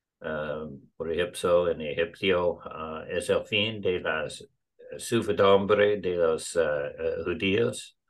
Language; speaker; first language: Spanish; non-native, learner; English